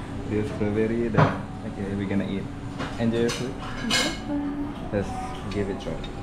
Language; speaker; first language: English; non-native, learner; Indonesian